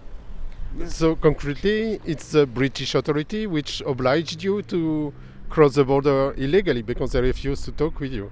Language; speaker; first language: English; non-native, fluent; French